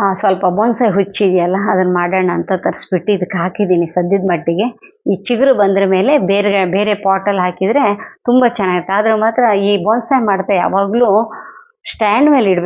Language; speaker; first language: Kannada; non-native, local second language; Telugu